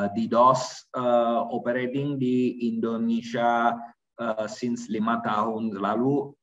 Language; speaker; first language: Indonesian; non-native, learner; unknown